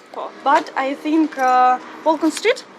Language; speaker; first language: English; non-native, learner; Russian